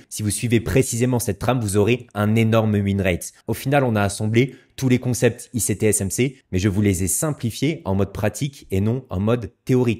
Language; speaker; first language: French; native; French